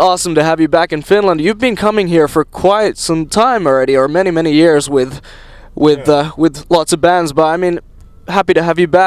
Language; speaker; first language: English; non-native, fluent; Finnish